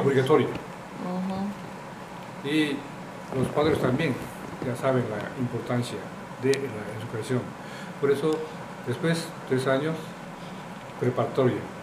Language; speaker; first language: Spanish; non-native, learner; Japanese